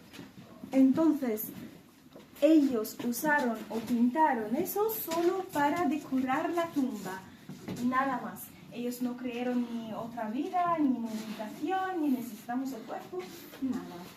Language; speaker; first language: Spanish; non-native, fluent; Arabic